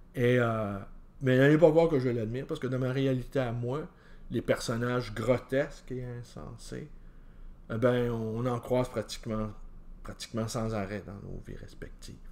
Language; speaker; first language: French; native; French